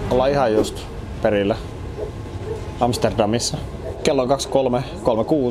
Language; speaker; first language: Finnish; native; Finnish